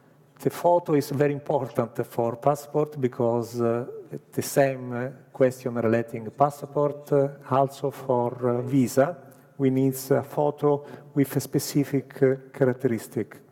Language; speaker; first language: English; non-native, learner; Italian